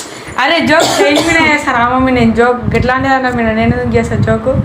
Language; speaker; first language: Telugu; native; Telugu